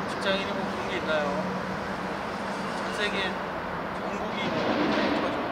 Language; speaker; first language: Korean; native; Korean